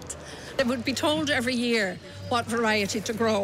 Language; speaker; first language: English; native; English